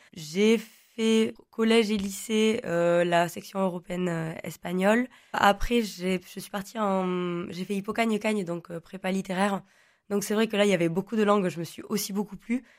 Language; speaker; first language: French; native; French